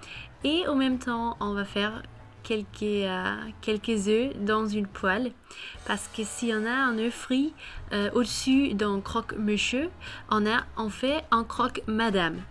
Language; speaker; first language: French; non-native, fluent; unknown